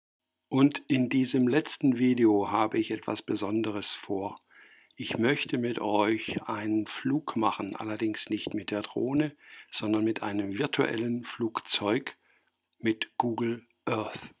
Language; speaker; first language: German; native; German